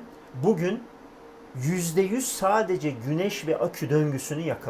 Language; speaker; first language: Turkish; native; Turkish